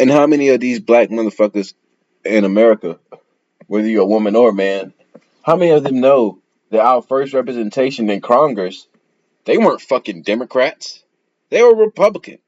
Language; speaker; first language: English; native; English